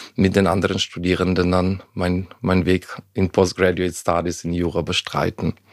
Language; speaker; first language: German; non-native, fluent; Ukrainian